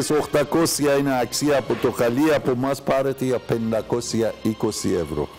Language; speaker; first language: Greek; non-native, learner; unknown